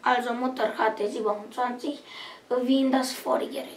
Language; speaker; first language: German; non-native, learner; Romanian